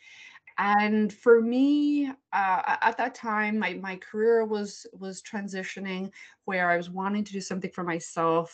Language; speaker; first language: English; native; English